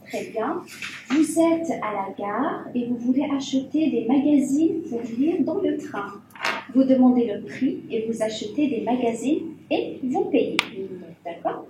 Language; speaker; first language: French; non-native, fluent; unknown